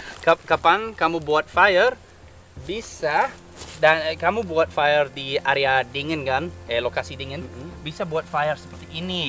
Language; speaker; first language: Indonesian; non-native, learner; English